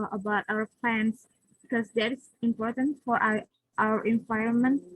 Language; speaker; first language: English; non-native, learner; Indonesian